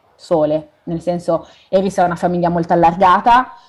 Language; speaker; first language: Italian; native; Italian